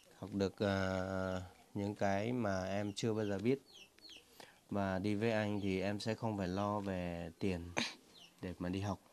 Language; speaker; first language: Vietnamese; non-native, local second language; Hmong